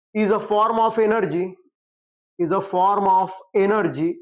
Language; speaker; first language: Hindi; non-native, local second language; Marathi